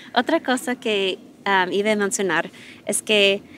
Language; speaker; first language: Spanish; non-native, fluent; English